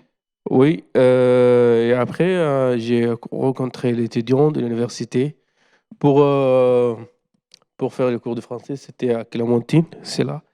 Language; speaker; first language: French; non-native, learner; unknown